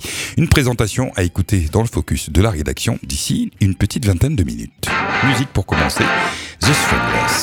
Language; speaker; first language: French; native; French